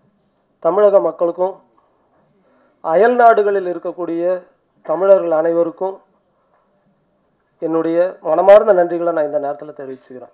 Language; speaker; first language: Tamil; native; Tamil